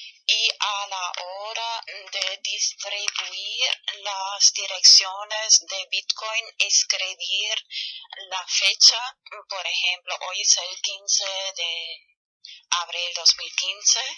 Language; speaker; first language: Spanish; non-native, fluent; German